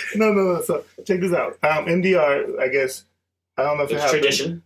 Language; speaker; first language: English; early bilingual, other home language; Spanish